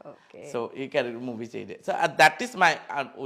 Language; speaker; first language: Malayalam; non-native, local second language; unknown